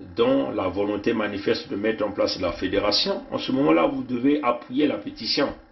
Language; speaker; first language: French; non-native, local second language; Kongo